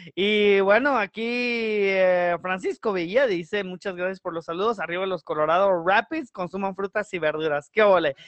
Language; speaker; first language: Spanish; early bilingual, heritage; Spanish